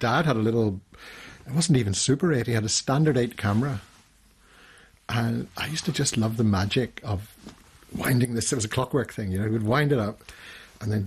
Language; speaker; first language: English; native; English